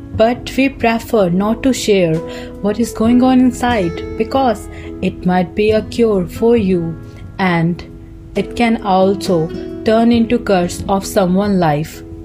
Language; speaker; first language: English; non-native, local second language; Hindi